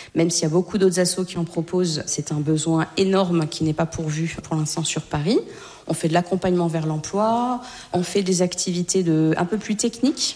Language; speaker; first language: French; native; French